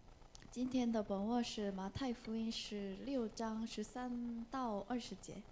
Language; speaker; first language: Chinese; non-native, learner; Korean